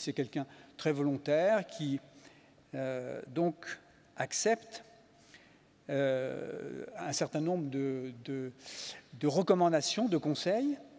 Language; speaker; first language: French; native; French